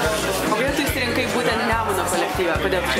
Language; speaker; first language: Lithuanian; native; Lithuanian